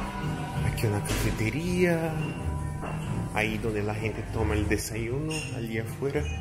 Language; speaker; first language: Spanish; non-native, fluent; Portuguese